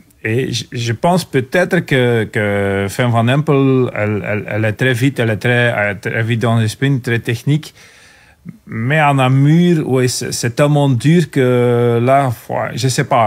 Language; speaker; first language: French; non-native, local second language; Dutch